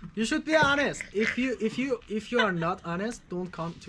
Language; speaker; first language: English; non-native, fluent; Persian